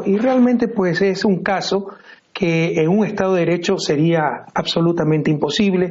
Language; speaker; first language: Spanish; native; Spanish